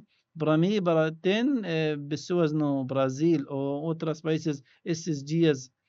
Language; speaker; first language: Portuguese; non-native, learner; Arabic